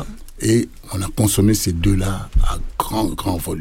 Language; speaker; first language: French; non-native, local second language; Lingala